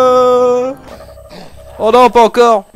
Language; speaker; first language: French; native; French